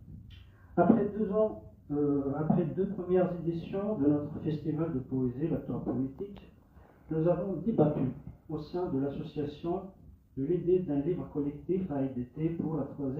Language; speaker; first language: French; non-native, local second language; Kabyle